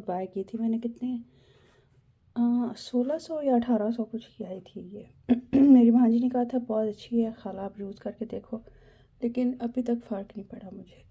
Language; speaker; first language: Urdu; non-native, local second language; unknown